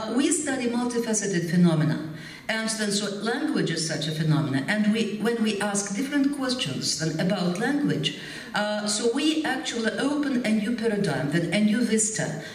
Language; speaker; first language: English; non-native, fluent; Ukrainian